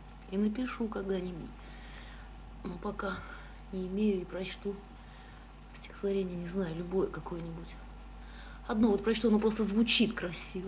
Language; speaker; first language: Russian; native; Russian